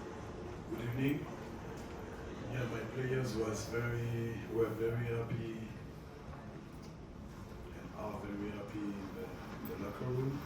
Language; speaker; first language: English; non-native, fluent; French